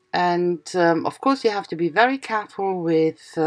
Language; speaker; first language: English; non-native, fluent; German